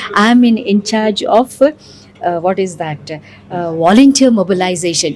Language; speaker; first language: English; non-native, local second language; Telugu